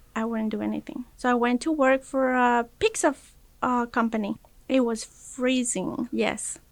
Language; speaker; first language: English; early bilingual, other home language; Spanish